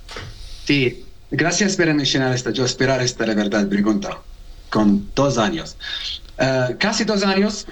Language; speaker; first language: Spanish; non-native, learner; Arabic